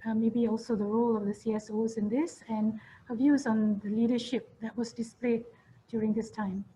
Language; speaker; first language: English; non-native, local second language; Malay